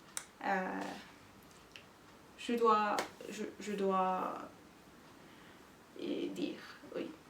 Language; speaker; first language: French; non-native, learner; Turkish